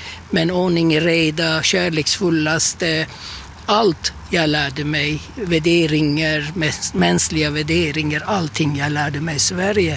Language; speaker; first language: Swedish; non-native, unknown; Turkish